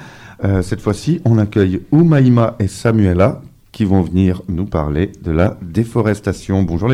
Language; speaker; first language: French; native; French